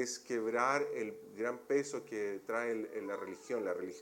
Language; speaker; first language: Spanish; native; Spanish